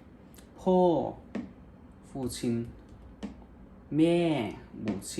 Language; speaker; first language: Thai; non-native, learner; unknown